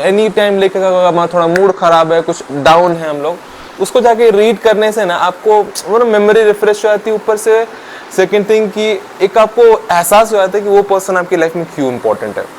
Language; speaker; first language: Hindi; native; Hindi